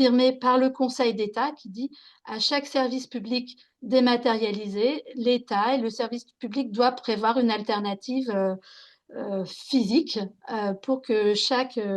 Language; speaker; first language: French; native; French